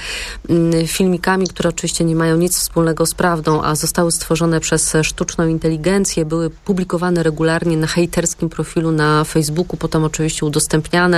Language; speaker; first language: Polish; native; Polish